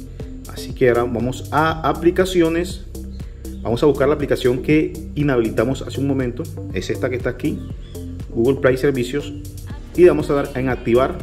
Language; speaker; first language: Spanish; native; Spanish